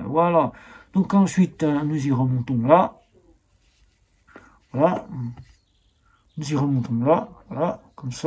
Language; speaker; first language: French; native; French